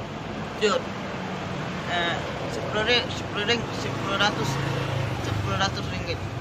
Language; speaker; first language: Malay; non-native, learner; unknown